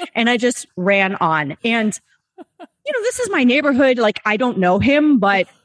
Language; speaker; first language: English; native; English